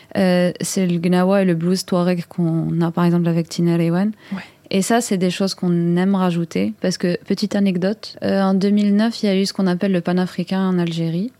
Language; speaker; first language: French; non-native, local second language; Arabic